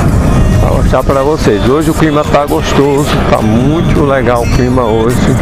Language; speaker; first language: Portuguese; native; Portuguese